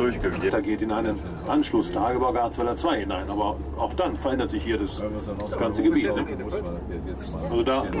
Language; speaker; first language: German; native; German